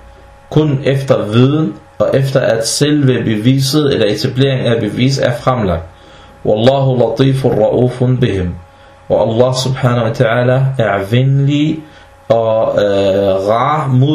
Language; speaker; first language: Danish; early bilingual, other home language; Arabic